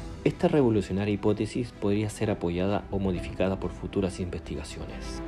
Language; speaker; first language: Spanish; native; Spanish